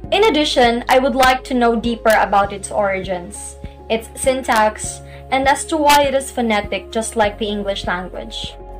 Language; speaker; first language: English; non-native, local second language; Cebuano